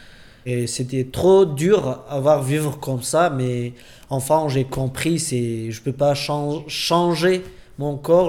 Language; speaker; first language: French; non-native, learner; Central Kurdish